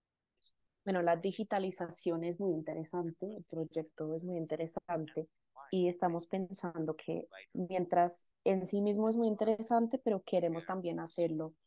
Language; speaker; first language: Spanish; non-native, fluent; Indonesian